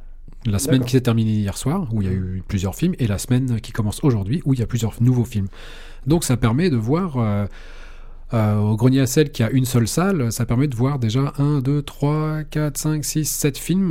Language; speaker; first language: French; native; French